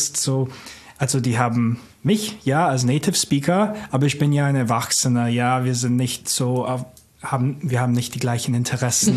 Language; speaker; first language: German; non-native, fluent; English